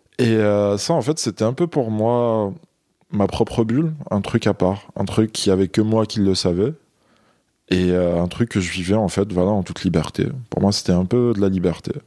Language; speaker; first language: French; non-native, local second language; Kabyle